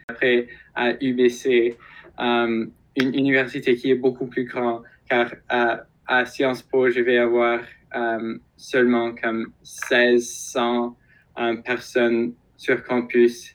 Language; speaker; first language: French; non-native, local second language; English